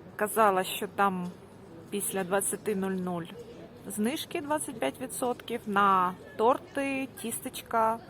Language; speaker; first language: Ukrainian; native; Ukrainian